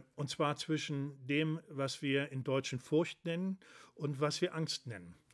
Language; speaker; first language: German; native; German